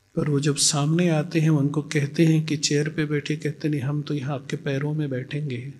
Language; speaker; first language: Hindi; native; Hindi